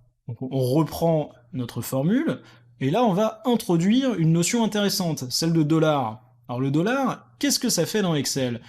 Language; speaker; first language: French; native; French